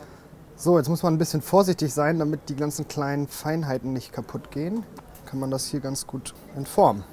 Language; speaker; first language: German; native; German